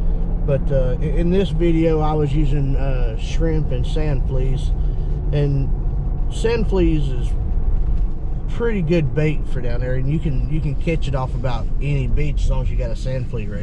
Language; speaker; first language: English; native; English